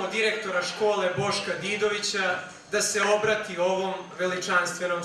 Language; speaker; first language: Serbian; native; Serbian